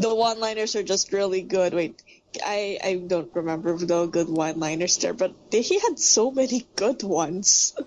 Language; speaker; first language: English; non-native, local second language; Filipino